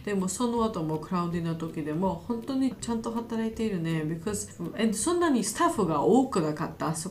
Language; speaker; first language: Japanese; non-native, learner; Georgian